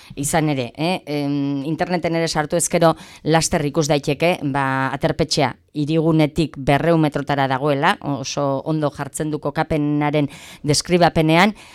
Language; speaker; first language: Basque; native; Basque